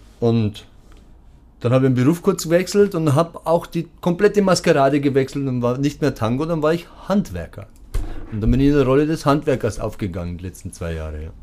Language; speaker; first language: German; early bilingual, other home language; Turkish